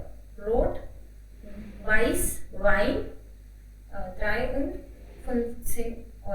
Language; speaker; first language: German; non-native, learner; Hindi